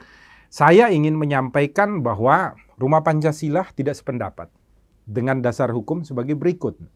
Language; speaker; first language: Indonesian; native; Indonesian